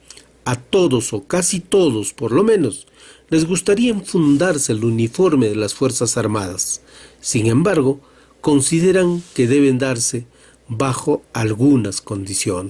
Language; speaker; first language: Spanish; native; Spanish